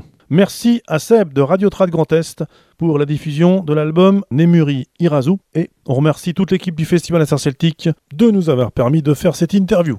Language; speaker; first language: French; native; French